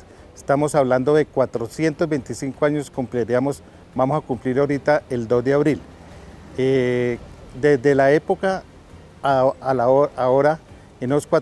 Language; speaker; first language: Spanish; native; Spanish